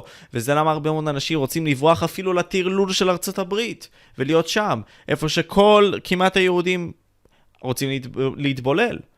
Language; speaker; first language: Hebrew; native; Hebrew